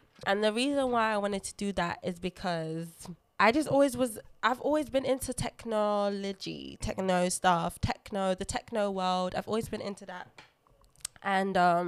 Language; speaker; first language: English; non-native, local second language; Lingala